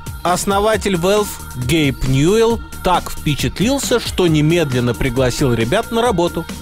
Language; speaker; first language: Russian; native; Russian